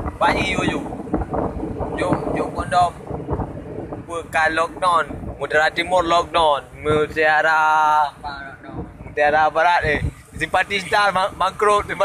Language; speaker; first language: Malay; non-native, local second language; Achinese